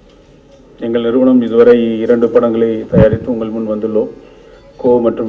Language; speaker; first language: Tamil; native; Tamil